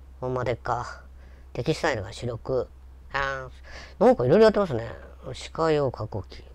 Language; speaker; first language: Japanese; native; Japanese